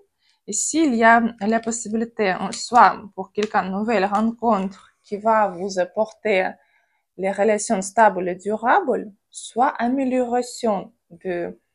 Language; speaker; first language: French; non-native, fluent; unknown